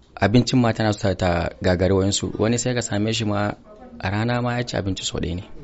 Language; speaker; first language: Hausa; non-native, local second language; Fula